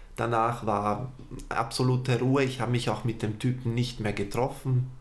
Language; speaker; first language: German; native; German